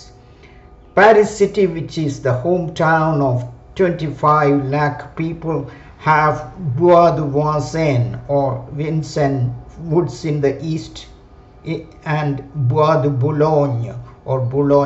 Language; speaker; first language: English; non-native, local second language; Malayalam